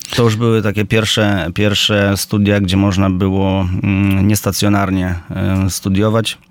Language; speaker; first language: Polish; native; Polish